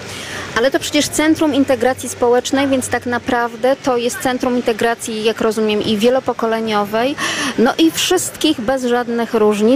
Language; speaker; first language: Polish; native; Polish